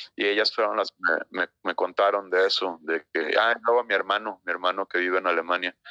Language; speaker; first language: Spanish; native; Spanish